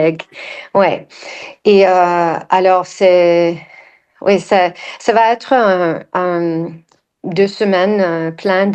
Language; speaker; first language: French; non-native, fluent; English